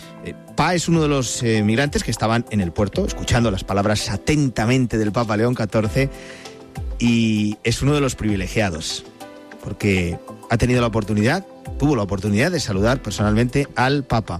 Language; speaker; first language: Spanish; native; Spanish